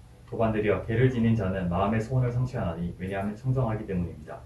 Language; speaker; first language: Korean; native; Korean